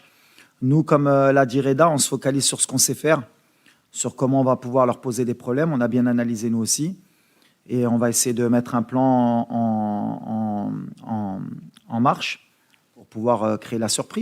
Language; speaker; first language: French; native; French